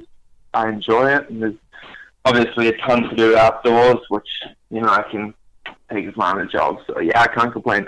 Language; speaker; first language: English; native; English